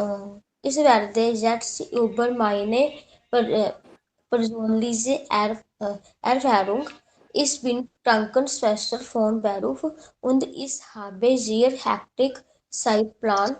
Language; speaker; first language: German; non-native, learner; Hindi